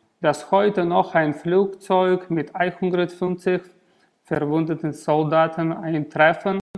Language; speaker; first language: German; non-native, learner; Russian